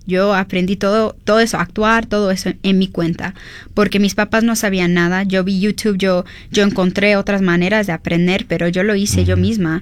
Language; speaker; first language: Spanish; early bilingual, heritage; Spanish